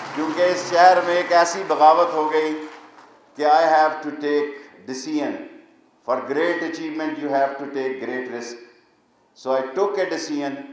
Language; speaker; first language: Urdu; non-native, local second language; Punjabi